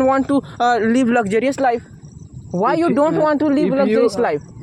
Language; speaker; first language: English; non-native, learner; Hindi